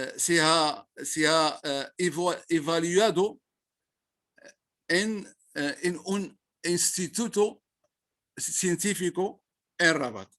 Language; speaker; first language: Spanish; non-native, learner; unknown